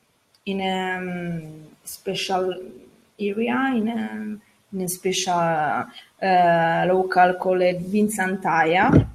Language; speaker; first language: English; non-native, learner; Italian